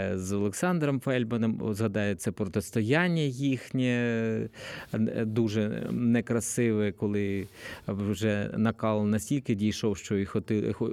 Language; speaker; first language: Ukrainian; native; Ukrainian